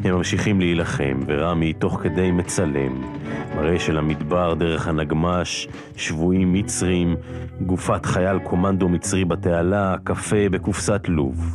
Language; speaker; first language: Hebrew; native; Hebrew